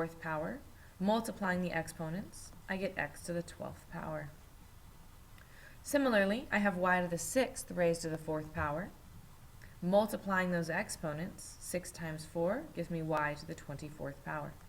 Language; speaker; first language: English; native; English